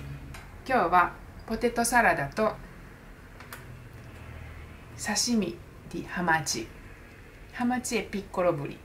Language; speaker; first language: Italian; non-native, learner; Japanese